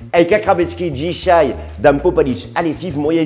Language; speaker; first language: Polish; non-native, learner; French